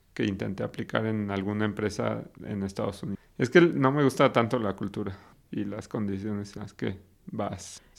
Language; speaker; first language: Spanish; native; Spanish